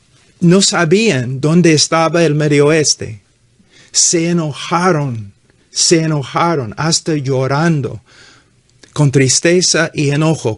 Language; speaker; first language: Spanish; non-native, fluent; English